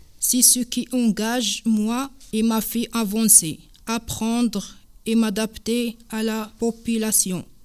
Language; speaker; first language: French; non-native, local second language; Arabic